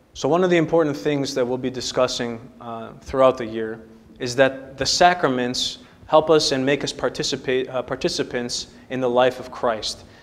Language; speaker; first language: English; native; English